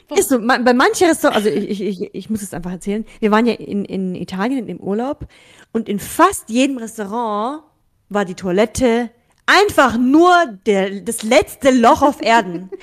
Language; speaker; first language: German; early bilingual, other home language; Russian